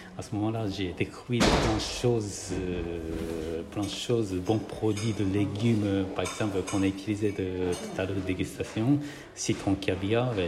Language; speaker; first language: French; non-native, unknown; Japanese